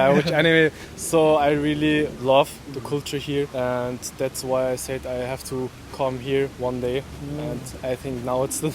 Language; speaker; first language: English; non-native, fluent; German